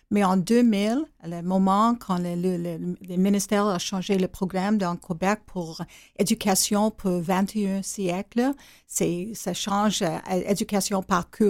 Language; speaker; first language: French; non-native, learner; English